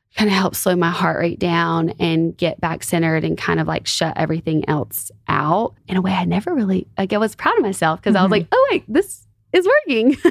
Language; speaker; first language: English; native; English